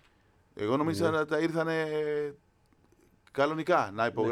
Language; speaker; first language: Greek; non-native, learner; Spanish